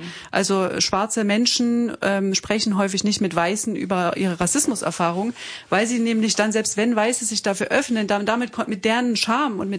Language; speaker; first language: German; native; German